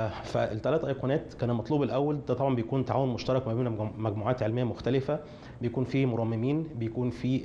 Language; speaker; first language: Arabic; native; Arabic